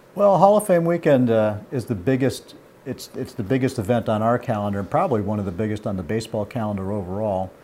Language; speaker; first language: English; native; English